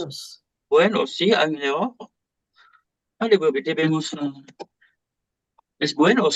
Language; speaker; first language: Spanish; non-native, fluent; French